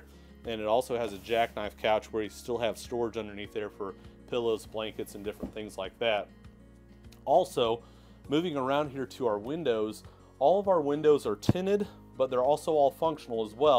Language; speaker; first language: English; native; English